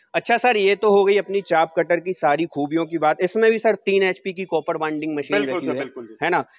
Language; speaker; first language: Hindi; native; Hindi